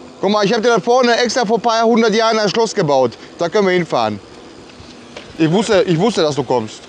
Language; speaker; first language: German; early bilingual, other home language; Polish